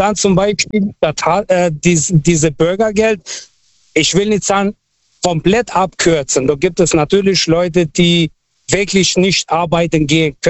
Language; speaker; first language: German; non-native, fluent; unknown